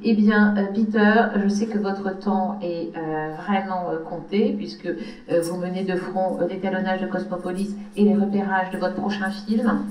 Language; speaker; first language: French; native; French